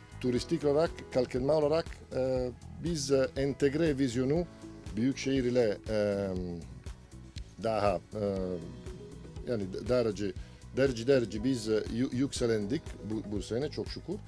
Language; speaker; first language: Turkish; non-native, learner; Italian